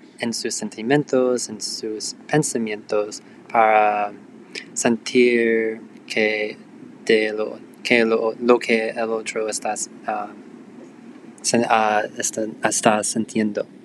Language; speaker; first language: Spanish; non-native, learner; English